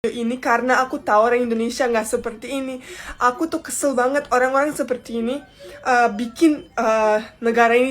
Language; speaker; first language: Indonesian; non-native, fluent; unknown